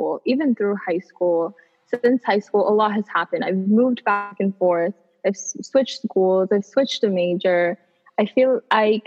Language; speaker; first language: English; native; English